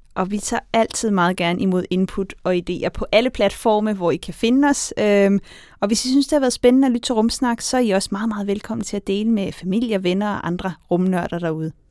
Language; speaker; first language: Danish; native; Danish